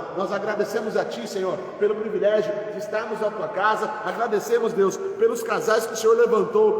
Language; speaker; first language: Portuguese; native; Portuguese